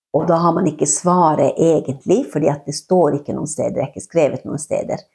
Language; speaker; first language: Norwegian; non-native, local second language; Northern Sami